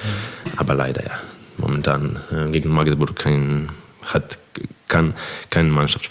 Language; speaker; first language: German; non-native, fluent; Croatian